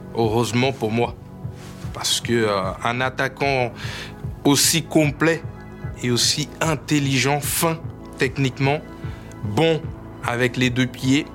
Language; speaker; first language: French; non-native, fluent; Portuguese